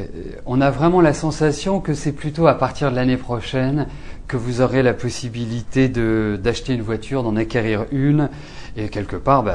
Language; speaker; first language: French; native; French